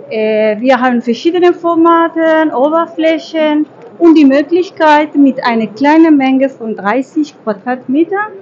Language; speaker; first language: German; non-native, fluent; Spanish